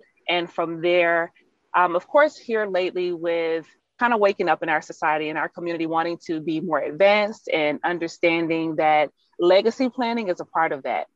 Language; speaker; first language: English; native; English